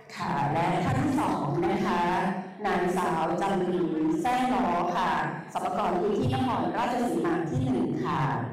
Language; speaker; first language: Thai; native; Thai